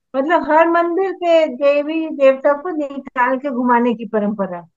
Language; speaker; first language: Hindi; native; Hindi